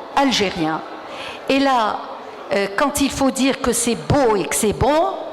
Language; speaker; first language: French; non-native, local second language; Arabic